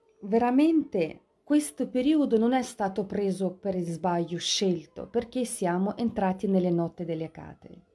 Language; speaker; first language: Italian; non-native, fluent; Russian